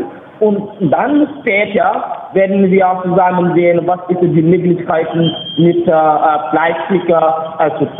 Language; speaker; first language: German; non-native, learner; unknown